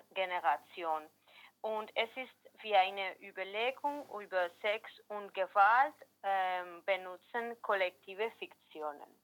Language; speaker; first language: German; non-native, learner; Spanish